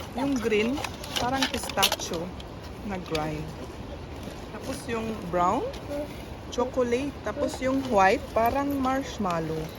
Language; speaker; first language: Filipino; non-native, local second language; Iloko